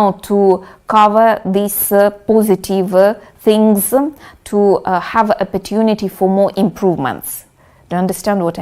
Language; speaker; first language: English; non-native, fluent; Russian